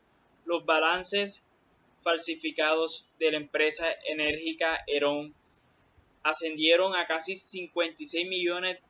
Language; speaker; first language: Spanish; native; Spanish